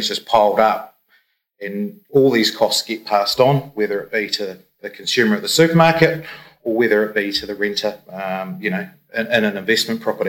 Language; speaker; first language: English; native; English